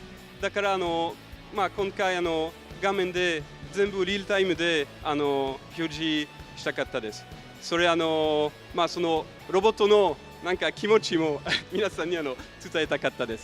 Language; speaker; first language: Japanese; non-native, fluent; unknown